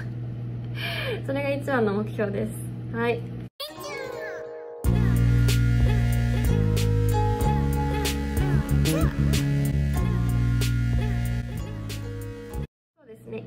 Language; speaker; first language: Japanese; early bilingual, heritage; Japanese